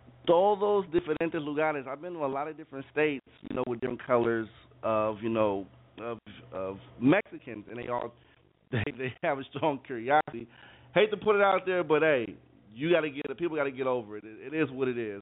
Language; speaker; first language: English; native; English